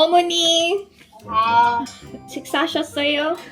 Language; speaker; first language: Korean; non-native, fluent; Filipino